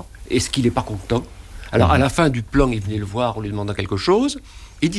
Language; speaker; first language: French; native; French